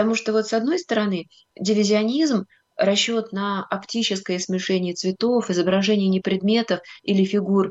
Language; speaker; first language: Russian; native; Russian